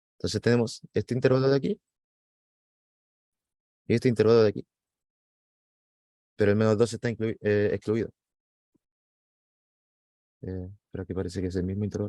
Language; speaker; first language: Spanish; native; Spanish